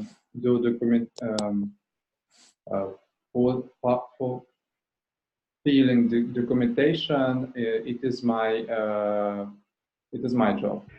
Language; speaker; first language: English; non-native, learner; Russian